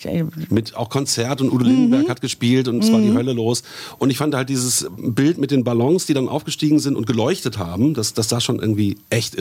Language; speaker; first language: German; native; German